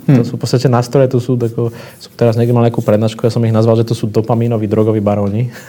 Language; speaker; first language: Slovak; native; Slovak